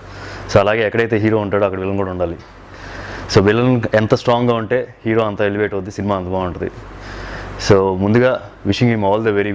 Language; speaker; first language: Telugu; native; Telugu